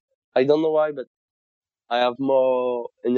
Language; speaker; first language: English; non-native, fluent; French